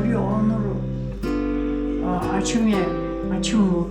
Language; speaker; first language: Korean; non-native, learner; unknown